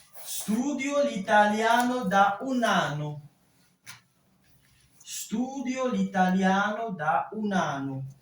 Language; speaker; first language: Italian; non-native, fluent; French